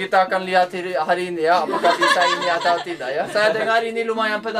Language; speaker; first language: Indonesian; non-native, fluent; Norwegian